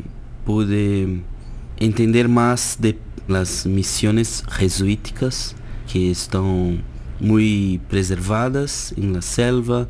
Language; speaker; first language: Spanish; non-native, fluent; Portuguese